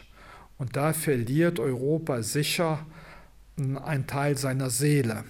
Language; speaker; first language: German; non-native, local second language; Luxembourgish